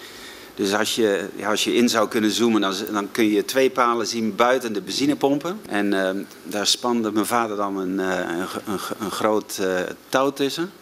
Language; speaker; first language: Dutch; native; Dutch